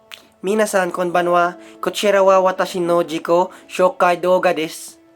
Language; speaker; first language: Japanese; non-native, learner; Hiligaynon